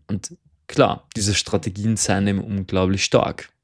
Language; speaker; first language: German; native; German